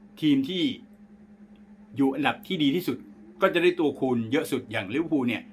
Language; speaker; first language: Thai; native; Thai